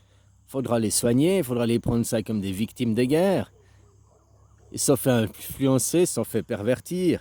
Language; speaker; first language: French; native; French